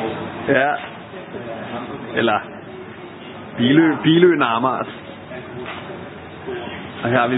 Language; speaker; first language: Danish; native; Danish